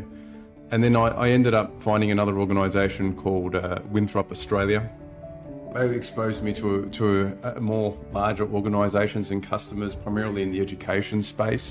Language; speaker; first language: English; native; English